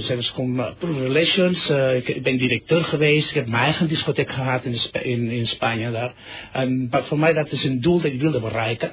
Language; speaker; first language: Dutch; non-native, fluent; Catalan